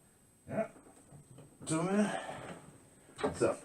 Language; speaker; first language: German; non-native, fluent; English